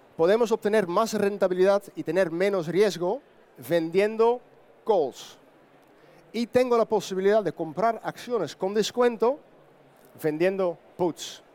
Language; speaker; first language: Spanish; non-native, fluent; Dutch